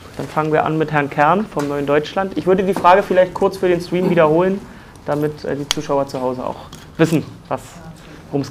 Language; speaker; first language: German; native; German